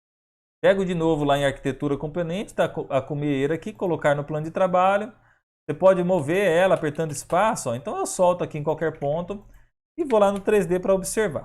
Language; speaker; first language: Portuguese; native; Portuguese